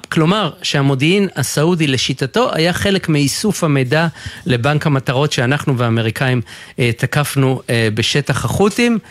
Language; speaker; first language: Hebrew; native; Hebrew